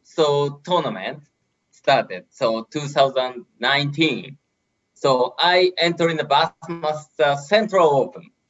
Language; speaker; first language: English; non-native, learner; Japanese